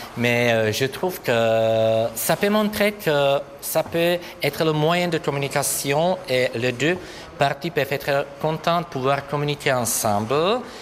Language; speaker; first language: French; non-native, fluent; Czech